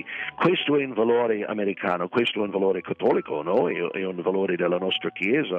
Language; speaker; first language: Italian; non-native, fluent; English